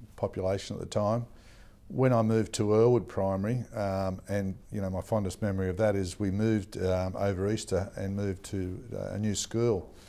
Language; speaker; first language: English; native; English